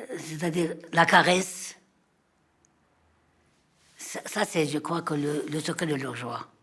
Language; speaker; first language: French; non-native, fluent; Armenian